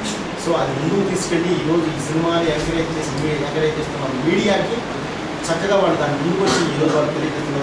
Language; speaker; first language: Telugu; native; Telugu